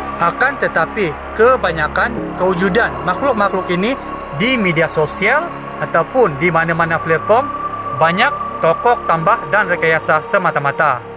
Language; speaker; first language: Malay; native; Malay